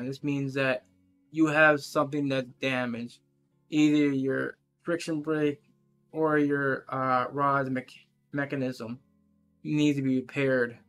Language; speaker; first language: English; native; English